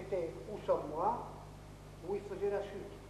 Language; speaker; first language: French; native; French